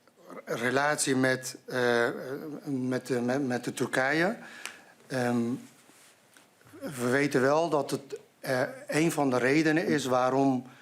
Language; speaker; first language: Dutch; non-native, fluent; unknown